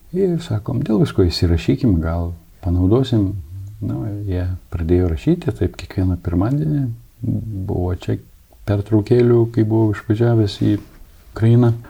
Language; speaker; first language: Lithuanian; native; Lithuanian